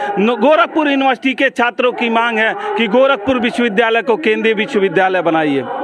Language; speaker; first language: Hindi; native; Hindi